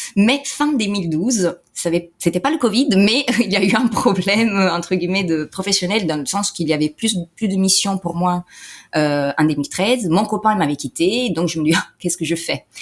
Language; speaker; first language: French; non-native, fluent; Italian